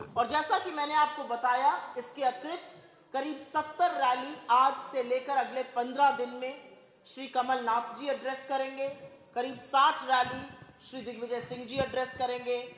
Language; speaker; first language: Hindi; native; Hindi